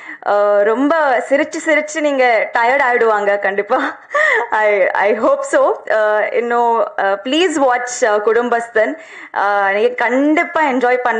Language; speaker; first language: Tamil; non-native, learner; Telugu